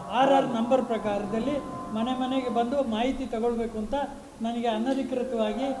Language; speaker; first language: Kannada; non-native, local second language; Tamil